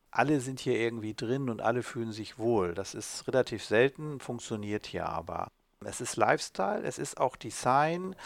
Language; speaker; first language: German; native; German